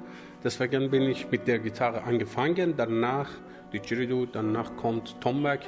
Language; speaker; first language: German; non-native, learner; Persian